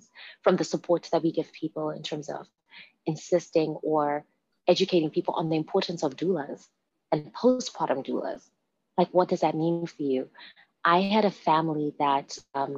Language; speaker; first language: English; non-native, local second language; Shona